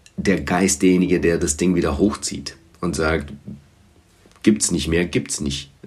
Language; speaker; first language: German; early bilingual, other home language; Bulgarian